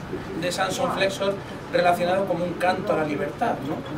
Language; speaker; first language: Spanish; native; Spanish